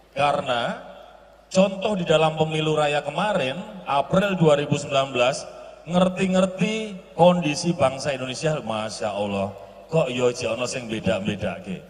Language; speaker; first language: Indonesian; non-native, local second language; Javanese